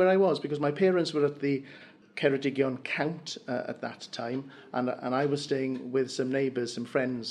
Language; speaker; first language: English; non-native, local second language; Welsh